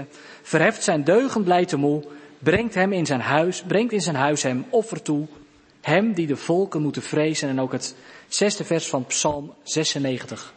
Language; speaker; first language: Dutch; native; Dutch